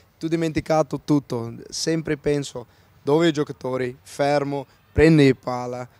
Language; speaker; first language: Italian; non-native, learner; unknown